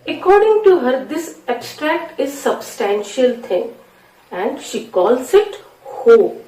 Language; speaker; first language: English; non-native, local second language; Marathi